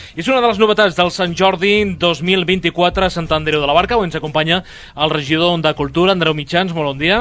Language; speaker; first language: Catalan; native; Catalan